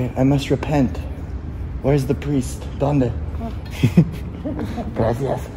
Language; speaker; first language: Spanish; non-native, learner; English